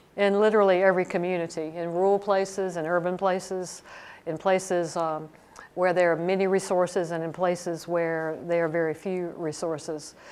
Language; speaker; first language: English; native; English